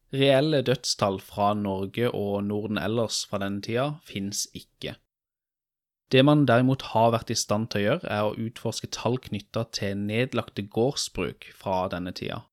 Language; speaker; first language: Norwegian; native; Norwegian